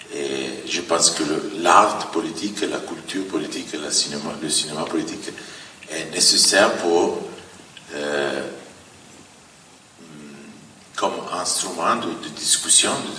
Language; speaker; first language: French; non-native, fluent; Italian